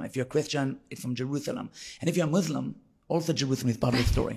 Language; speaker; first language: English; non-native, fluent; Hebrew